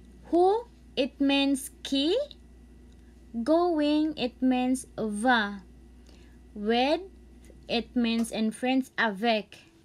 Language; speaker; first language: English; non-native, local second language; Cebuano